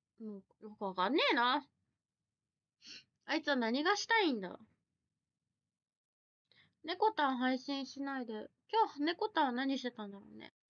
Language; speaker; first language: Japanese; native; Japanese